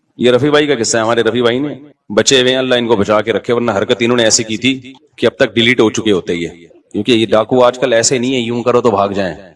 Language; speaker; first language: Urdu; native; Urdu